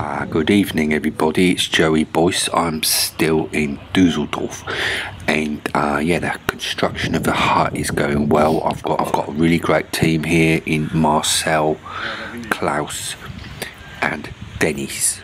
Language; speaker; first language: English; native; English